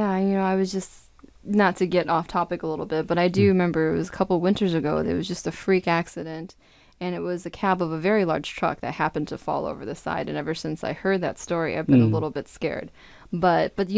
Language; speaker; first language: English; native; English